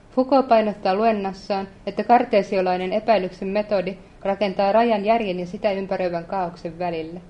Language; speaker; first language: Finnish; native; Finnish